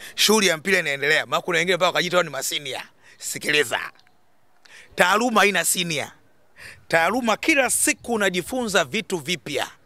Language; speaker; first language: Swahili; native; Swahili